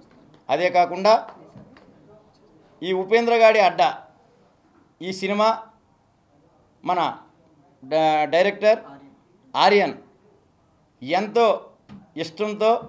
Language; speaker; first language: Telugu; native; Telugu